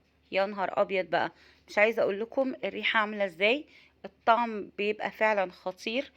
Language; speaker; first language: Arabic; native; Arabic